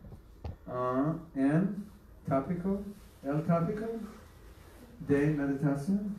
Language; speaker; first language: Spanish; non-native, learner; English